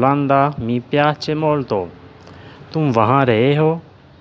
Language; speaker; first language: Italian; non-native, learner; Urdu